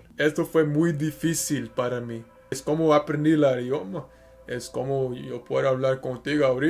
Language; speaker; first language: Spanish; early bilingual, heritage; English